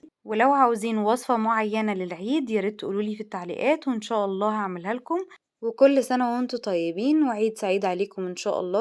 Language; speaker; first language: Arabic; native; Arabic